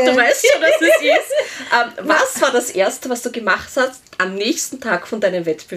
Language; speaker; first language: German; native; German